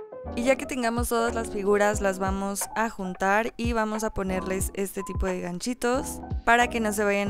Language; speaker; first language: Spanish; native; Spanish